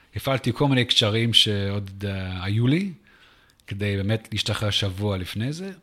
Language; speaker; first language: Hebrew; non-native, fluent; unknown